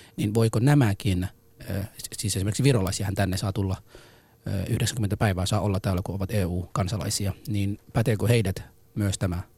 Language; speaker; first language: Finnish; early bilingual, other home language; Somali